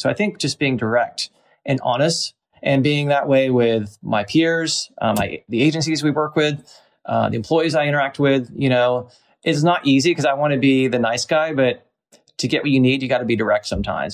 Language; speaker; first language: English; native; English